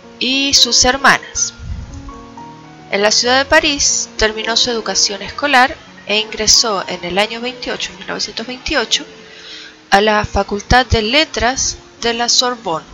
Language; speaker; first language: Spanish; native; Spanish